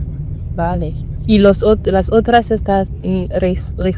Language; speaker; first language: Spanish; non-native, learner; French